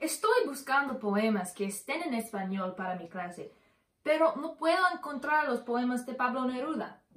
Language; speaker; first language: Spanish; non-native, learner; English